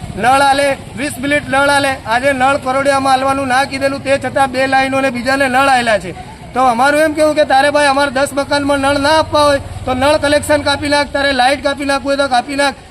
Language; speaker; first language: Gujarati; native; Gujarati